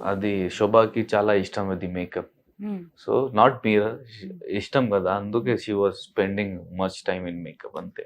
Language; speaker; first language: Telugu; non-native, learner; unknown